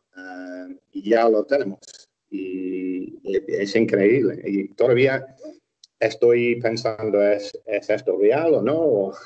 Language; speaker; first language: Spanish; non-native, fluent; English